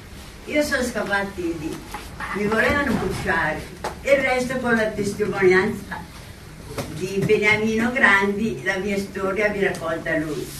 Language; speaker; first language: Italian; non-native, local second language; Somali